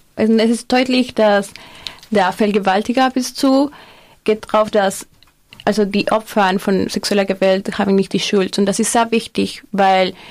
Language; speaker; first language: German; non-native, learner; Spanish